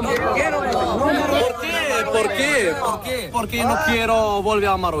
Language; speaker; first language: Spanish; non-native, learner; Arabic